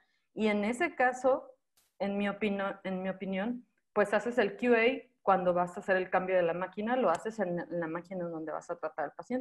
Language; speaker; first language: Spanish; native; Spanish